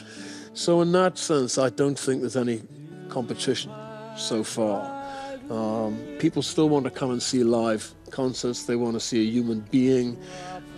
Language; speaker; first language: English; native; English